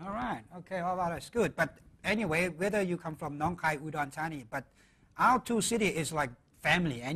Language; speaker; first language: English; non-native, fluent; Thai